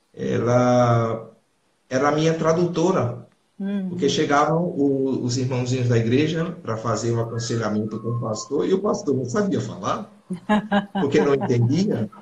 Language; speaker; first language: Portuguese; native; Portuguese